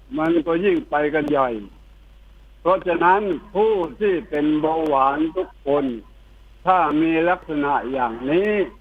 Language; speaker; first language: Thai; native; Thai